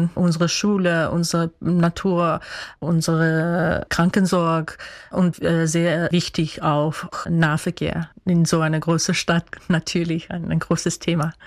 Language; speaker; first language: German; non-native, fluent; Dutch